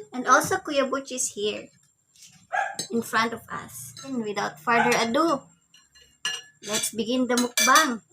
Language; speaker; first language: English; non-native, local second language; Cebuano